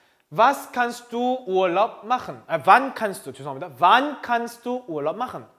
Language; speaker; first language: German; non-native, fluent; Korean